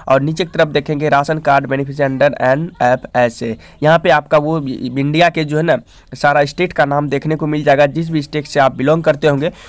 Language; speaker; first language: Hindi; native; Hindi